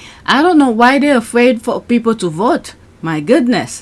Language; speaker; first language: English; native; English